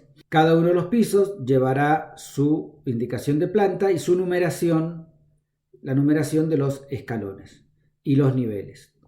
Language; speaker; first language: Spanish; native; Spanish